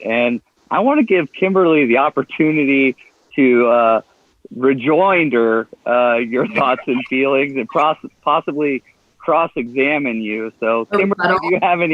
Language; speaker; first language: English; native; English